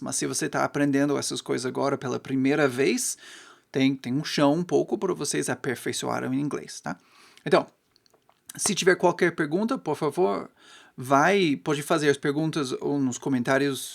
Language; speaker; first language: Portuguese; non-native, fluent; English